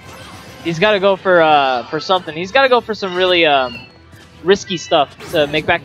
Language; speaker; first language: English; native; English